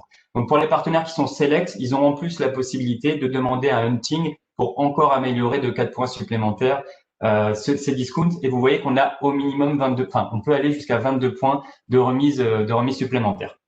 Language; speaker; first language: French; native; French